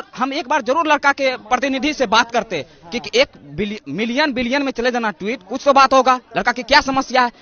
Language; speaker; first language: Hindi; native; Hindi